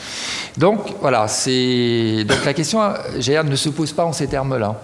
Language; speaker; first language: French; native; French